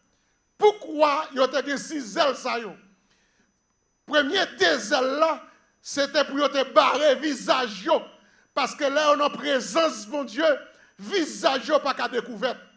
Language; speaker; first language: French; non-native, local second language; Haitian Creole